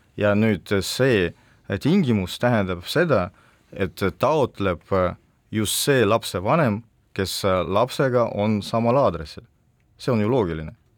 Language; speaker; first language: Estonian; non-native, local second language; Russian